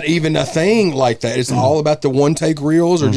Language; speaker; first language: English; native; English